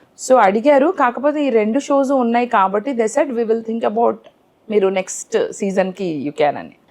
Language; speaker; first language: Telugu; native; Telugu